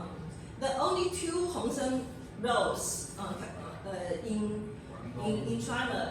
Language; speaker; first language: English; non-native, learner; Chinese